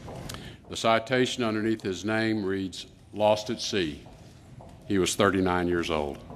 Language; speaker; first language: English; native; English